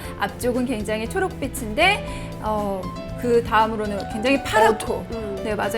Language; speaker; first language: Korean; native; Korean